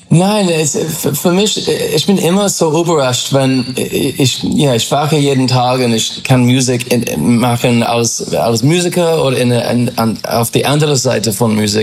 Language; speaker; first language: German; non-native, learner; English